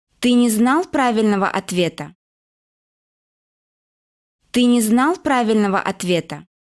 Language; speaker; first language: Russian; non-native, local second language; Uzbek